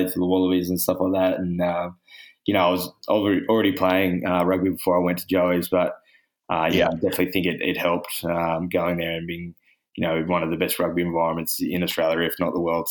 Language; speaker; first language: English; native; English